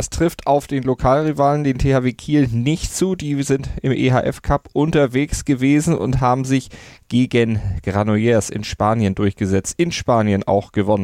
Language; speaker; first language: German; native; German